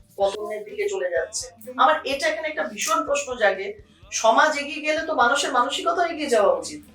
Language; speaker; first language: Bangla; native; Bangla